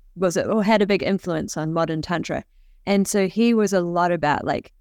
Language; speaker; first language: English; native; English